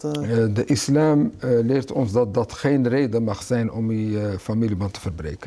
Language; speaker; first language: Dutch; early bilingual, other home language; Arabic